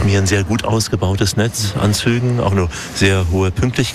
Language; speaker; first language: German; native; German